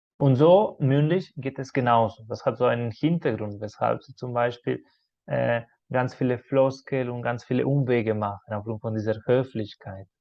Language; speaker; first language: German; non-native, fluent; Spanish